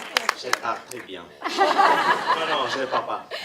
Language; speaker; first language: French; non-native, learner; Spanish